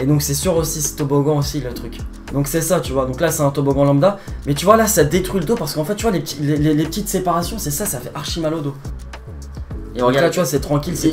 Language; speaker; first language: French; native; French